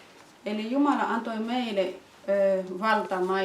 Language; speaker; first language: Finnish; non-native, fluent; Swahili